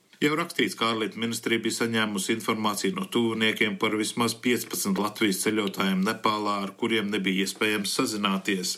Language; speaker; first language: Latvian; early bilingual, heritage; Latvian